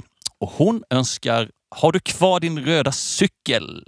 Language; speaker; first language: Swedish; native; Swedish